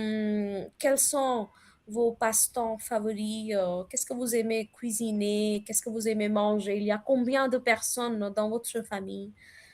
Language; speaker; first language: French; non-native, fluent; Hindi